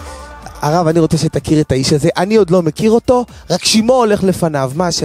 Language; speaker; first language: Hebrew; native; Hebrew